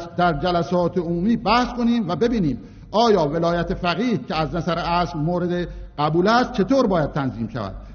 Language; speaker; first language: Persian; non-native, local second language; Azerbaijani